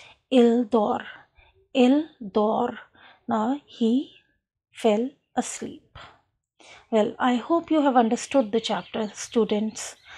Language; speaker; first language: English; non-native, local second language; Hindi